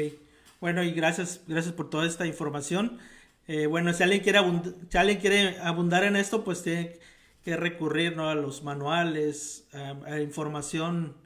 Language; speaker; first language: Spanish; native; Spanish